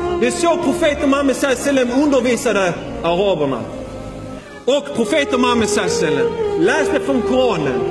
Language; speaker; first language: Swedish; non-native, fluent; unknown